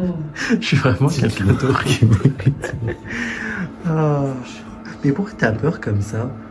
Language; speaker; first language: French; native; French